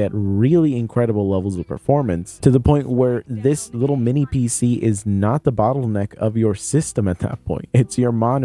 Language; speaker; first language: English; native; English